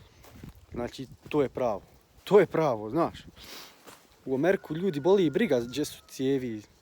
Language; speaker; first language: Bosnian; early bilingual, heritage; Croatian